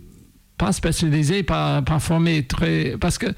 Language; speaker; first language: French; non-native, fluent; English